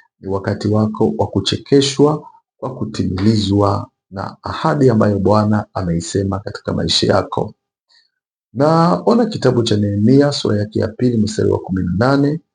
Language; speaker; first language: Swahili; native; Swahili